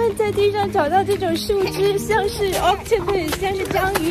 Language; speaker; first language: Chinese; native; Chinese